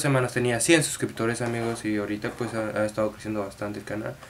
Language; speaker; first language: Spanish; native; Spanish